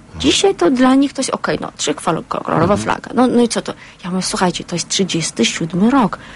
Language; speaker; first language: Polish; non-native, fluent; Azerbaijani